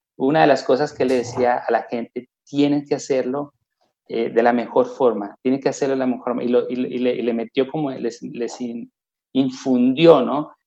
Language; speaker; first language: Spanish; native; Spanish